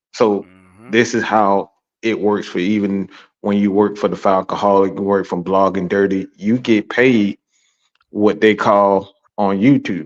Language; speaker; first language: English; native; English